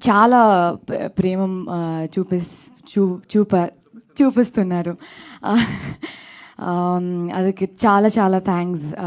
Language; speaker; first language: Telugu; non-native, learner; Kannada